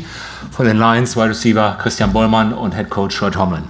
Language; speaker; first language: German; native; German